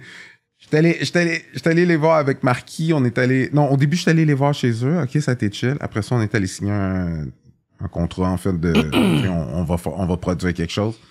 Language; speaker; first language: French; native; French